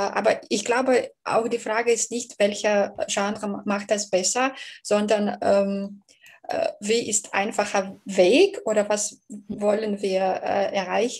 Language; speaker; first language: German; non-native, fluent; Belarusian